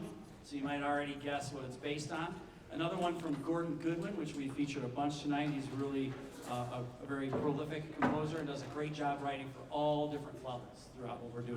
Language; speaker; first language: English; native; English